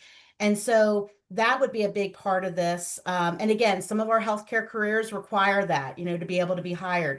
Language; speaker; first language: English; native; English